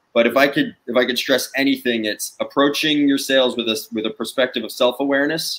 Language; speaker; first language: English; native; English